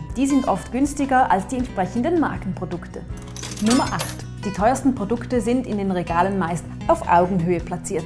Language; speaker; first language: German; native; German